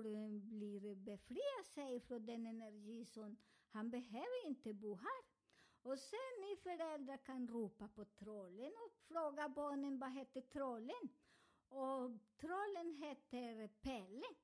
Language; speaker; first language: Swedish; non-native, learner; Spanish